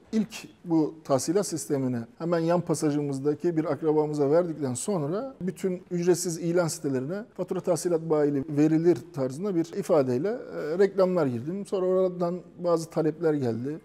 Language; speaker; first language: Turkish; native; Turkish